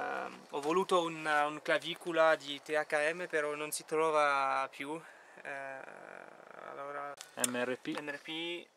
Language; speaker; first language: Italian; non-native, fluent; French